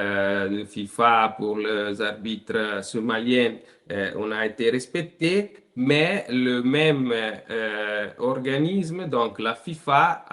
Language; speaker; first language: French; non-native, learner; Italian